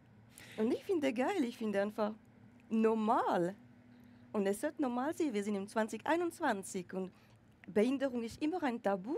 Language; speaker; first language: German; non-native, local second language; French